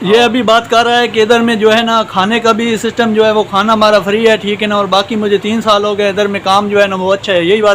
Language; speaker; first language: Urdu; non-native, local second language; Punjabi